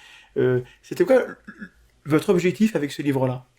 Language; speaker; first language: French; native; French